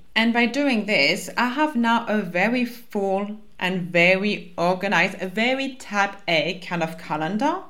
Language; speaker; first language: English; non-native, fluent; French